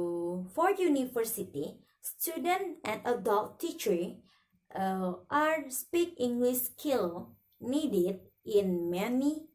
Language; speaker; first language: English; non-native, learner; Indonesian